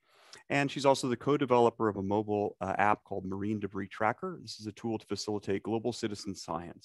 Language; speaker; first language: English; native; English